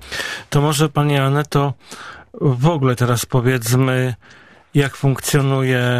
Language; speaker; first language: Polish; native; Polish